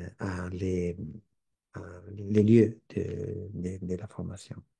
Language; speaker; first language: French; non-native, learner; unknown